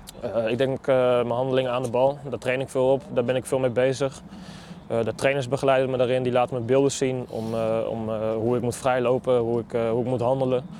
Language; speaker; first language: Dutch; native; Dutch